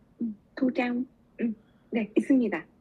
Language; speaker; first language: Korean; non-native, learner; Vietnamese